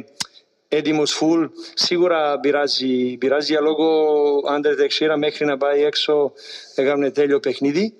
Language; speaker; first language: Greek; non-native, learner; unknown